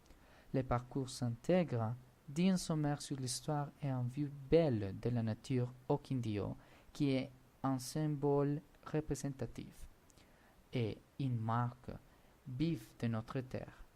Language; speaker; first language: French; non-native, learner; Spanish